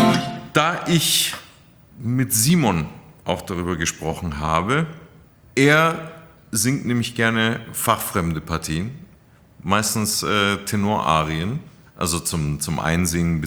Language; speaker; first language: German; native; German